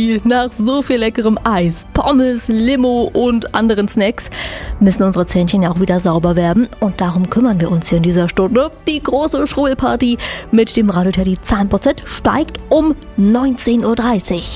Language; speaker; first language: German; native; German